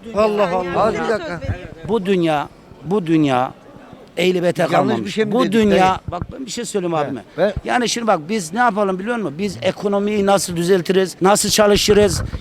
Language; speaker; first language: Turkish; native; Turkish